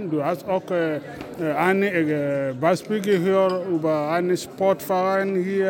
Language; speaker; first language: German; non-native, fluent; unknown